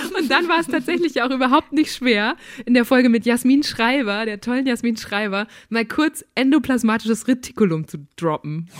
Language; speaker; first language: German; native; German